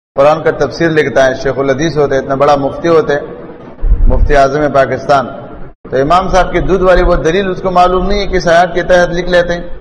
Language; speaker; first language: Urdu; non-native, local second language; Pashto